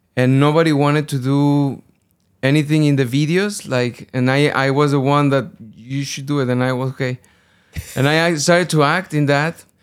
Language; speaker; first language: English; non-native, fluent; Spanish